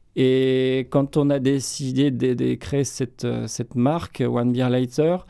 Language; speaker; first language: French; native; French